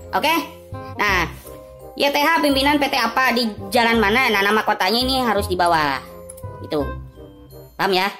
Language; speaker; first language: Indonesian; native; Indonesian